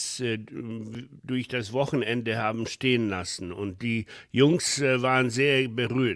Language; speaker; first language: German; non-native, fluent; Polish